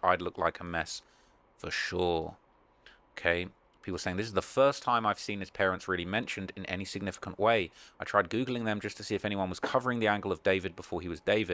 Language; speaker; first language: English; native; English